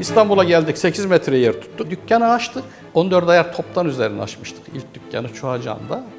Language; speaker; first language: Turkish; native; Turkish